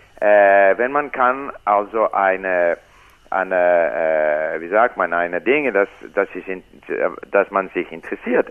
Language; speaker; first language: German; non-native, learner; English